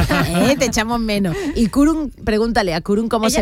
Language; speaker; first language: Spanish; native; Spanish